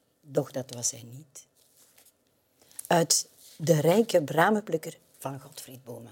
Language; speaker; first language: Dutch; native; Dutch